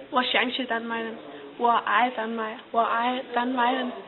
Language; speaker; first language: Chinese; non-native, learner; Danish